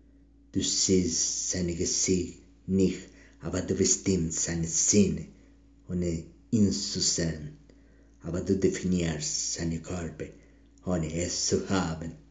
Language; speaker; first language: German; non-native, learner; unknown